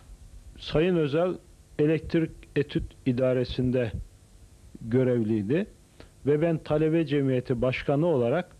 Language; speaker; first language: Turkish; native; Turkish